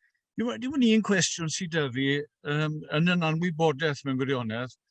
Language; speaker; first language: Welsh; native; Welsh